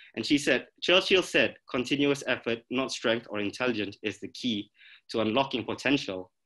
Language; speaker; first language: English; non-native, local second language; Malay